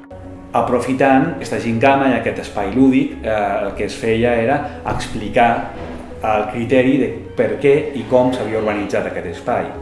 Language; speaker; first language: Catalan; native; Catalan